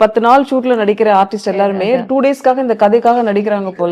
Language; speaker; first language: Tamil; native; Tamil